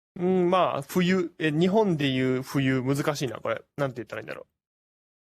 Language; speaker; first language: Japanese; native; Japanese